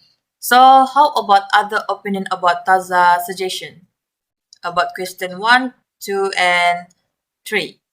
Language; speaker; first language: English; non-native, learner; Malay